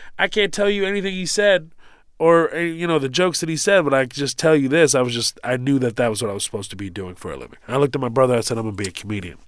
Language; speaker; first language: English; early bilingual, other home language; Arabic